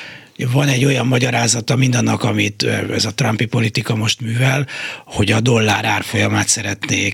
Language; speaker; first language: Hungarian; native; Hungarian